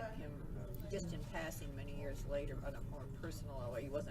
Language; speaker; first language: English; native; English